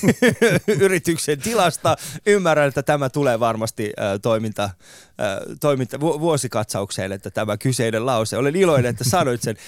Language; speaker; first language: Finnish; non-native, fluent; Persian